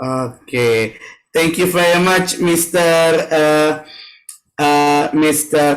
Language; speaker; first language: English; non-native, learner; Indonesian